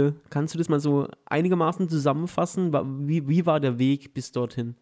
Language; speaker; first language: German; native; German